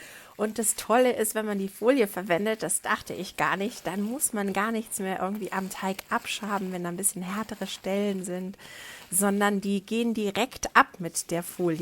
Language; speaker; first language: German; native; German